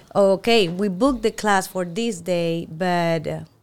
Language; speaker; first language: English; non-native, learner; Spanish